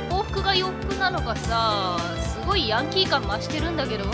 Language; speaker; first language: Japanese; native; Japanese